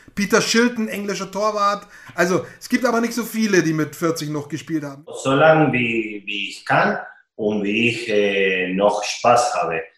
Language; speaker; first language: German; non-native, fluent; Spanish